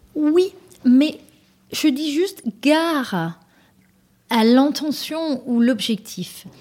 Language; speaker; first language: French; non-native, fluent; Danish